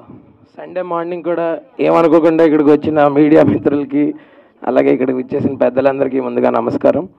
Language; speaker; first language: Telugu; native; Telugu